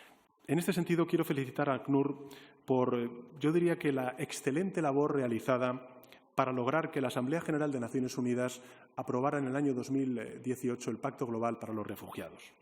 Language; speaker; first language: Spanish; native; Spanish